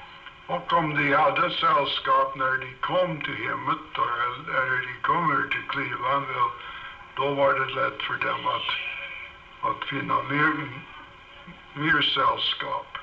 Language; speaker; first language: Swedish; early bilingual, heritage; Swedish